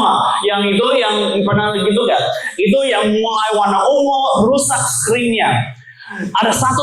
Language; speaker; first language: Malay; non-native, learner; English